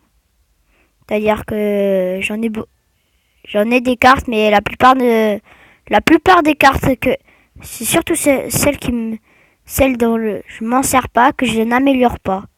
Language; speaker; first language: French; native; French